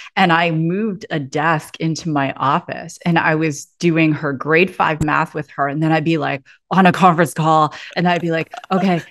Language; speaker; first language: English; native; English